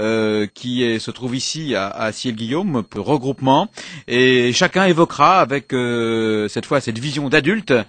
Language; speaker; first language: French; native; French